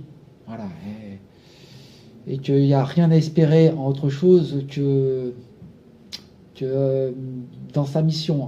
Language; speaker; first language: French; native; French